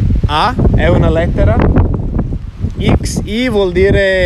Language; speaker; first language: Italian; non-native, fluent; English